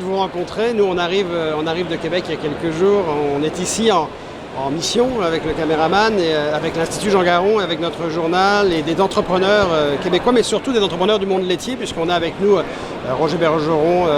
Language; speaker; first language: French; native; French